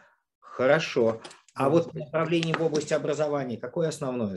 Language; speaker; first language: Russian; native; Russian